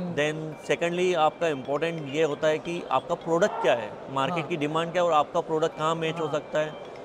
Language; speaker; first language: Hindi; native; Hindi